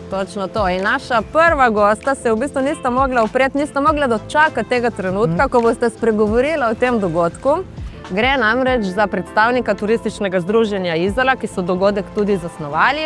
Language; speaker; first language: Slovenian; native; Slovenian